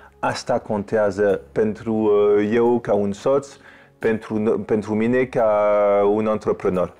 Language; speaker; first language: Romanian; non-native, fluent; French